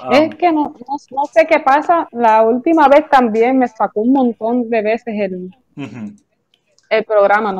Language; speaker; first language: Spanish; native; Spanish